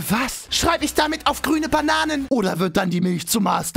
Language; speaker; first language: German; native; German